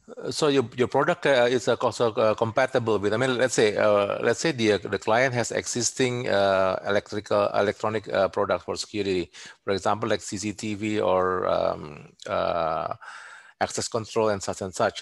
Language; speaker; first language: English; non-native, fluent; Indonesian